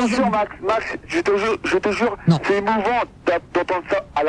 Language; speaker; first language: French; native; French